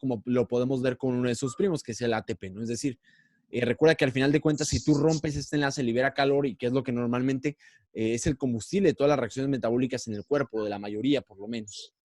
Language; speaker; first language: Spanish; native; Spanish